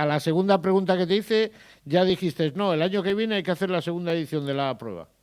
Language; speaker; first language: Spanish; native; Spanish